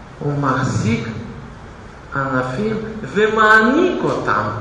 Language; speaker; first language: Hebrew; non-native, fluent; Russian